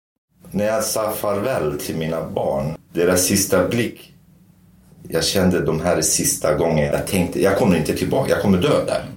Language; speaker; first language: Swedish; non-native, fluent; Kurdish